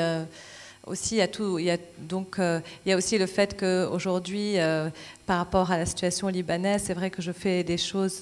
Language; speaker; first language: French; non-native, local second language; Arabic